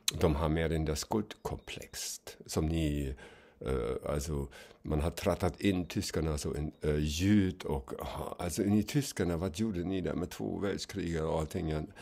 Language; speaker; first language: Swedish; non-native, fluent; German